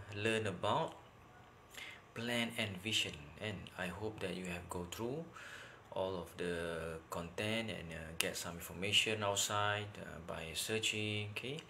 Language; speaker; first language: English; non-native, local second language; Malay